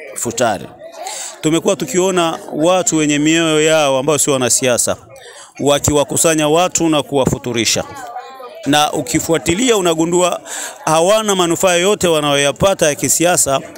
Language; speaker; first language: Swahili; native; Swahili